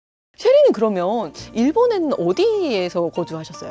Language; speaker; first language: Korean; native; Korean